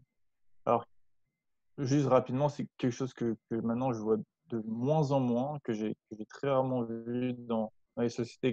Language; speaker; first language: French; native; French